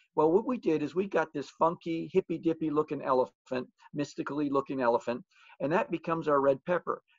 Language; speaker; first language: English; native; English